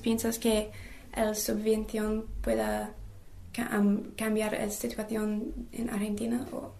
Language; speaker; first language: Spanish; non-native, learner; English